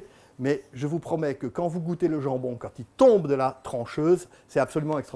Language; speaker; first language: French; native; French